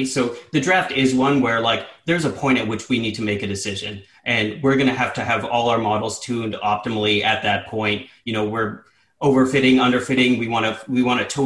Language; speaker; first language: English; native; English